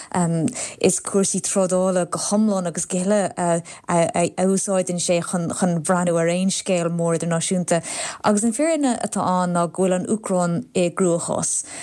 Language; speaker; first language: Irish; non-native, local second language; English